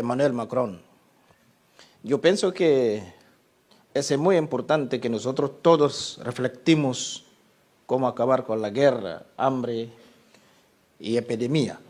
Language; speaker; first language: Spanish; non-native, fluent; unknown